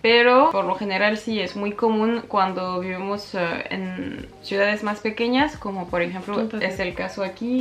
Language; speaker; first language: Spanish; non-native, fluent; French